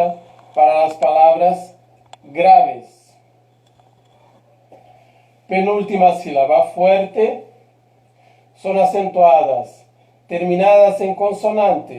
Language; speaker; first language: Spanish; non-native, fluent; Portuguese